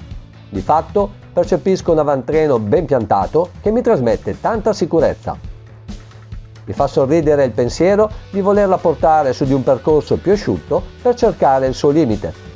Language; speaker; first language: Italian; native; Italian